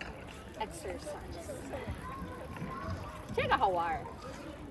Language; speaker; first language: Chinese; non-native, learner; Filipino